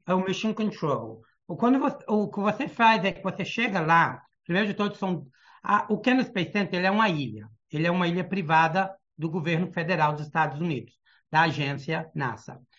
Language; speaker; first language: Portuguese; early bilingual, heritage; Portuguese